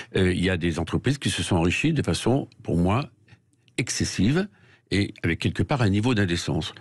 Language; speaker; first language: French; native; French